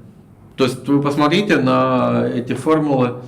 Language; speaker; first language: Russian; native; Russian